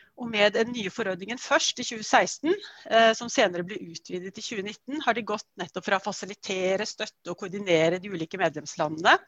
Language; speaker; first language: Norwegian; native; Norwegian